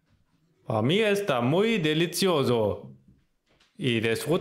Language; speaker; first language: Spanish; non-native, learner; German